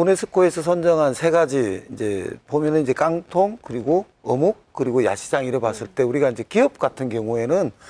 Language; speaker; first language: Korean; native; Korean